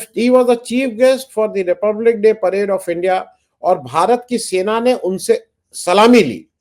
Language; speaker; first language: Hindi; native; Hindi